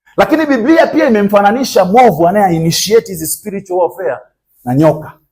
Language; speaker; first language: Swahili; native; Swahili